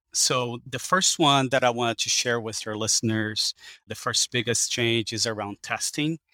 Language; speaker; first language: English; early bilingual, other home language; Portuguese